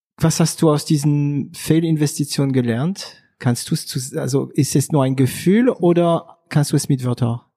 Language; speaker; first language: German; non-native, fluent; French